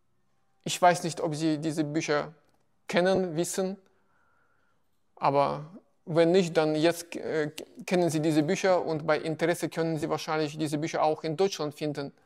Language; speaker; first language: German; non-native, fluent; Russian